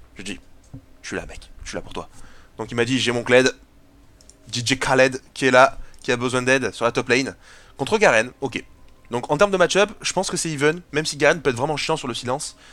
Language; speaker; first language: French; native; French